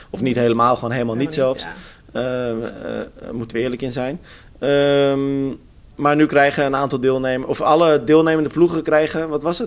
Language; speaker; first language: Dutch; native; Dutch